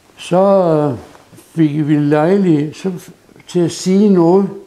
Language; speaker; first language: Danish; native; Danish